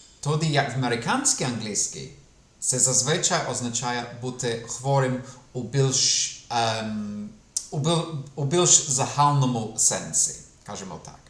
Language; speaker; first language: Ukrainian; non-native, fluent; English